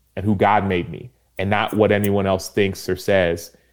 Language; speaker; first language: English; early bilingual, other home language; Yoruba